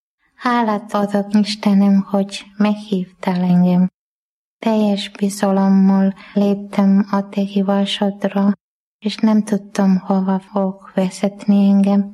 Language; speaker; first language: Hungarian; non-native, fluent; Malayalam